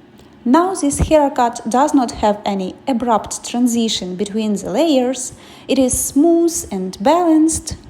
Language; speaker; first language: English; non-native, fluent; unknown